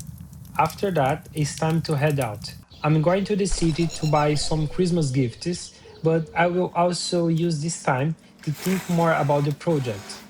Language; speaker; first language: English; non-native, fluent; Portuguese